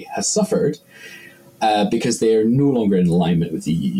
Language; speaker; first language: English; native; English